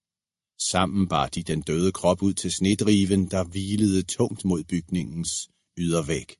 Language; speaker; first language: Danish; native; Danish